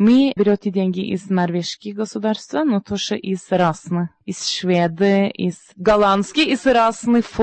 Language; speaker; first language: Russian; non-native, learner; Norwegian